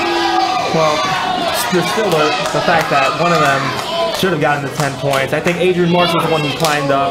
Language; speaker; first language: English; native; English